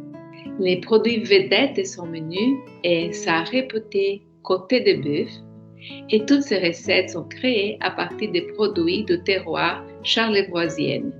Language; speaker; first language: French; non-native, learner; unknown